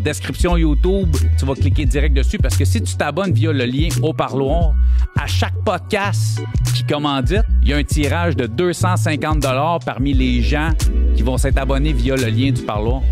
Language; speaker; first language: French; native; French